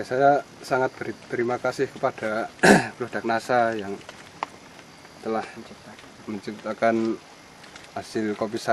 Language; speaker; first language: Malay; non-native, local second language; Javanese